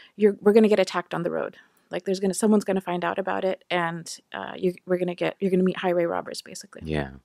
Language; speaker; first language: English; native; English